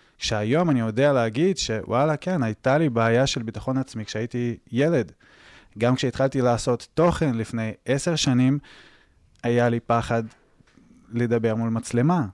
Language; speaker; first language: Hebrew; early bilingual, other home language; Russian